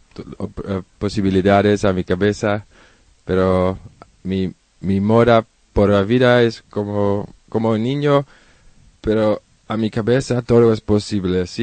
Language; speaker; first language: Spanish; non-native, learner; Dutch